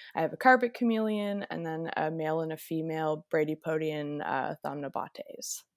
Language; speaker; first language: English; native; English